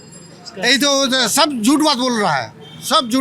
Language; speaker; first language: Hindi; non-native, local second language; Bangla